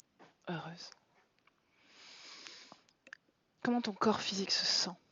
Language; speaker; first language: French; native; French